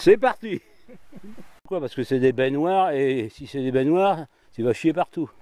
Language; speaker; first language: French; native; French